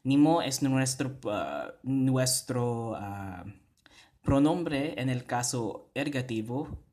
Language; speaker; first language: Spanish; non-native, fluent; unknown